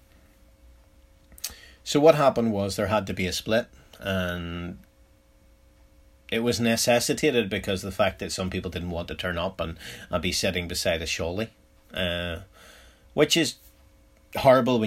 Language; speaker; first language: English; native; English